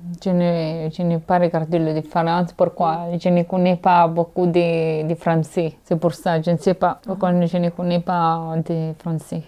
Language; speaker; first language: French; non-native, learner; Italian